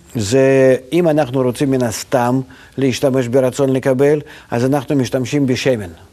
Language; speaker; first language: Hebrew; non-native, fluent; Russian